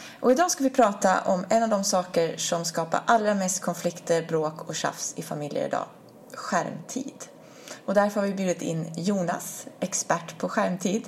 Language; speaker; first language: Swedish; native; Swedish